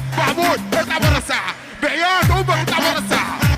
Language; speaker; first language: Arabic; native; Arabic